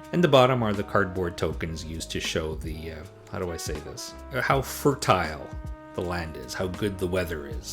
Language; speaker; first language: English; native; English